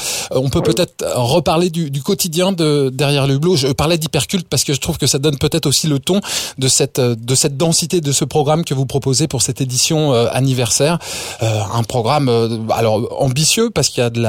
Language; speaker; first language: French; native; French